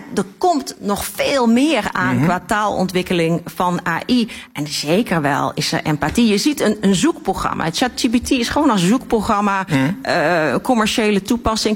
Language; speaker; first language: Dutch; native; Dutch